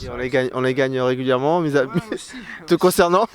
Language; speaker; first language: French; native; French